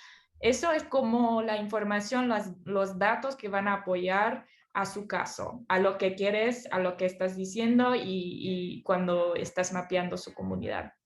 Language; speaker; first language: Spanish; non-native, fluent; English